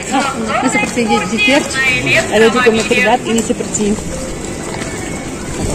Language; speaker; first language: Indonesian; non-native, learner; Russian